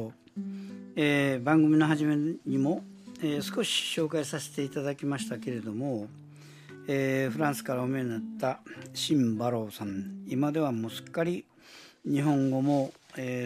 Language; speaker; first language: Japanese; native; Japanese